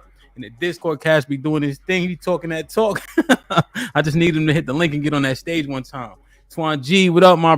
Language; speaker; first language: English; native; English